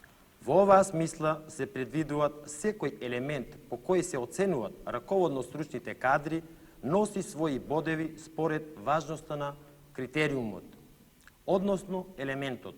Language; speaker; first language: Macedonian; native; Macedonian